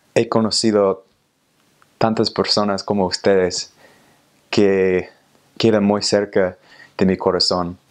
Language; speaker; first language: Spanish; non-native, fluent; English